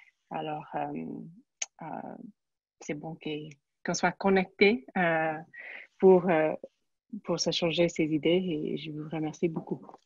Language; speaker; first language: French; non-native, learner; English